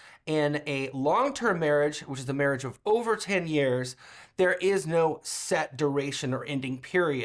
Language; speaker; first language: English; native; English